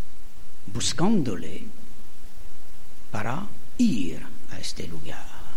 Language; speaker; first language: Spanish; non-native, fluent; French